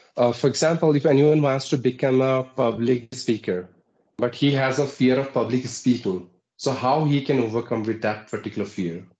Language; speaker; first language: English; non-native, local second language; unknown